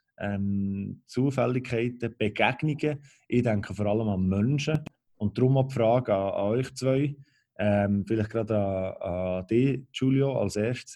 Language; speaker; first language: German; native; German